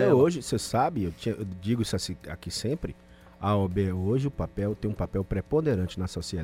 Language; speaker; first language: Portuguese; native; Portuguese